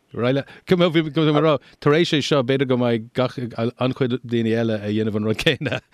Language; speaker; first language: Irish; non-native, local second language; English